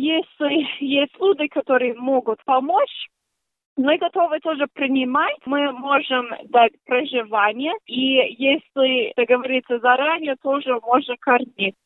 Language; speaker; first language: Russian; early bilingual, heritage; Russian